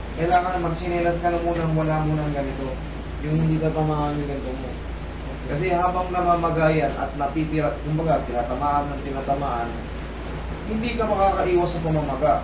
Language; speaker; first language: Filipino; native; Filipino